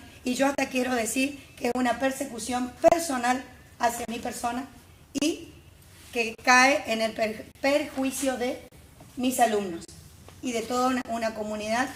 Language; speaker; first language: Spanish; native; Spanish